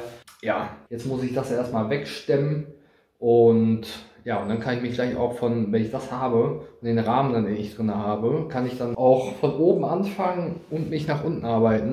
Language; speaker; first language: German; native; German